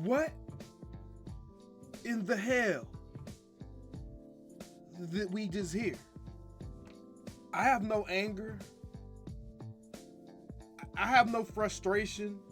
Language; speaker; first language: English; native; English